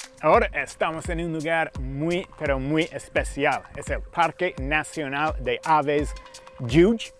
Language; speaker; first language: Spanish; non-native, fluent; English